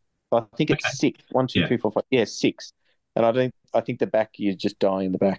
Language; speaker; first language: English; native; English